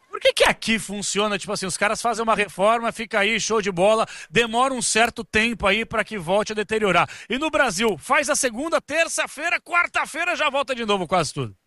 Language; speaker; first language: Portuguese; native; Portuguese